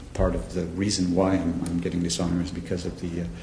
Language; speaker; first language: English; non-native, fluent; French